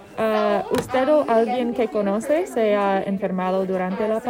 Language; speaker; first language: Spanish; non-native, learner; English